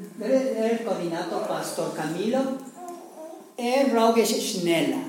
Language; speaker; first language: German; non-native, learner; Spanish